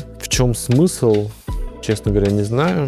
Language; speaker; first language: Russian; native; Russian